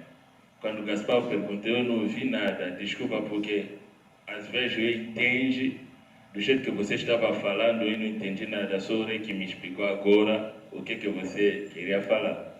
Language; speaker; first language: Portuguese; non-native, learner; Lingala